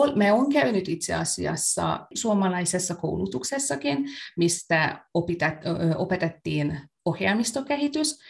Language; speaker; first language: Finnish; non-native, fluent; Hungarian